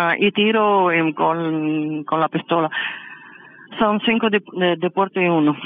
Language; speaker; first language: Spanish; non-native, fluent; Russian